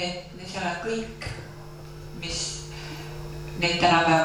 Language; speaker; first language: Finnish; non-native, learner; Estonian